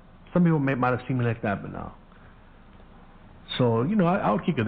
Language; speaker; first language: English; early bilingual, other home language; Spanish